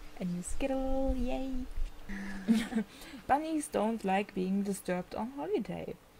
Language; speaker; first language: English; non-native, fluent; German